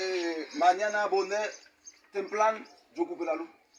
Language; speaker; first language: Spanish; non-native, learner; Haitian Creole